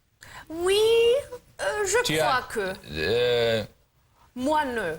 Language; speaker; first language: French; non-native, learner; German